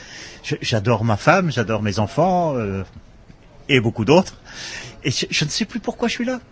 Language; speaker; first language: French; non-native, local second language; Dutch